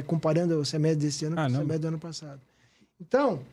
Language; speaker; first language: Portuguese; native; Portuguese